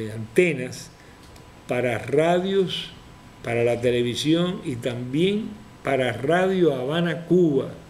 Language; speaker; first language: Spanish; native; Spanish